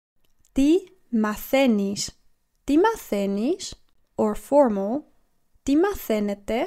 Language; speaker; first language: Greek; non-native, learner; English